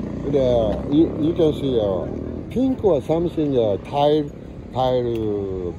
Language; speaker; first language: English; non-native, learner; Japanese